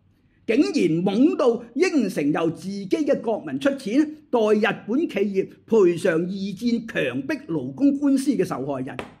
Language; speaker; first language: Chinese; native; Chinese